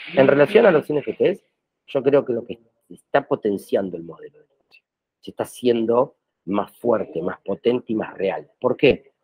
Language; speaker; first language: Spanish; native; Spanish